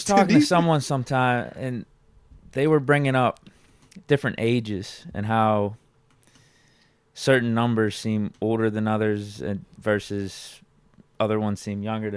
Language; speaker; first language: English; native; English